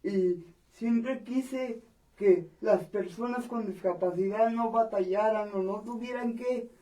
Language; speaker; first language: Spanish; early bilingual, heritage; Spanish